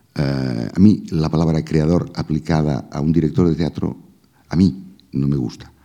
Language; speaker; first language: Spanish; native; Spanish